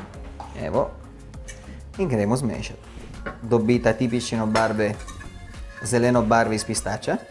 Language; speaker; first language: Slovenian; non-native, learner; Italian